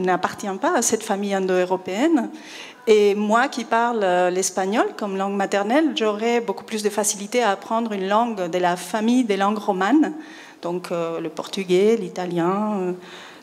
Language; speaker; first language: French; non-native, fluent; Spanish